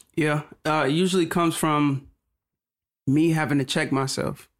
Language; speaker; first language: English; native; English